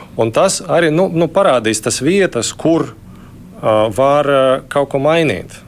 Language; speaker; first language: Latvian; non-native, local second language; Russian